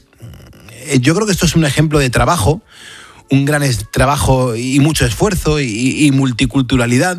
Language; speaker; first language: Spanish; native; Spanish